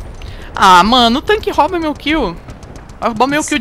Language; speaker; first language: Portuguese; native; Portuguese